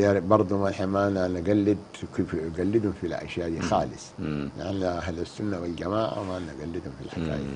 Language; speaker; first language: Arabic; native; Arabic